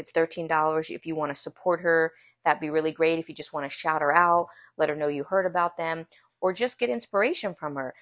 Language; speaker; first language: English; native; English